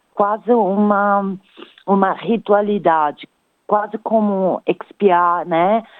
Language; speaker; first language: Portuguese; non-native, fluent; Italian